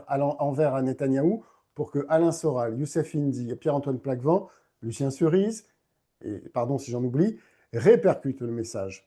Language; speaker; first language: French; native; French